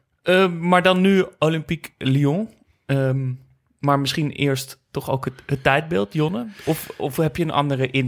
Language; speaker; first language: Dutch; native; Dutch